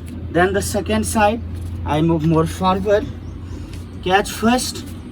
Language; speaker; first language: English; non-native, local second language; Hindi